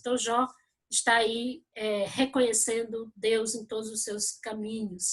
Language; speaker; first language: Portuguese; native; Portuguese